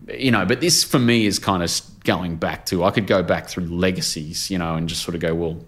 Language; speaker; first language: English; native; English